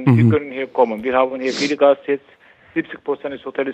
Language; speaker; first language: German; non-native, learner; Turkish